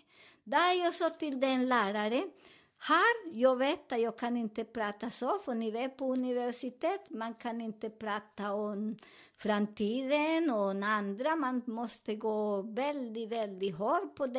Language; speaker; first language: Swedish; non-native, fluent; Spanish